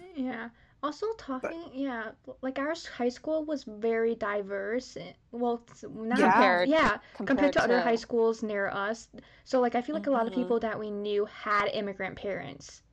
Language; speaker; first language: English; early bilingual, other home language; Chinese